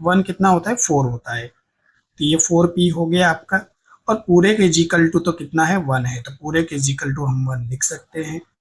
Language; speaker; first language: Hindi; non-native, local second language; Gujarati